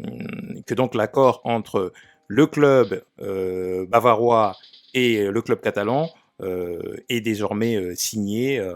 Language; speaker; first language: French; native; French